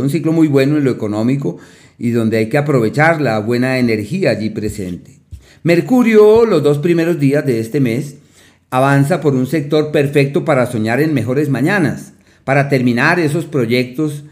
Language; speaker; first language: Spanish; native; Spanish